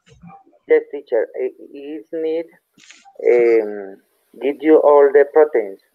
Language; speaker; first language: English; non-native, learner; Spanish